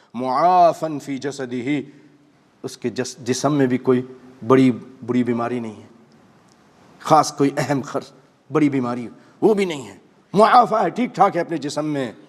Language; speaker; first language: Urdu; native; Urdu